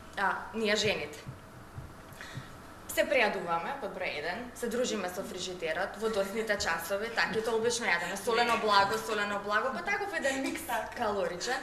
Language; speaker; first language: Macedonian; native; Macedonian